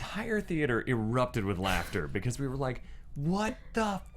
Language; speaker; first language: English; native; English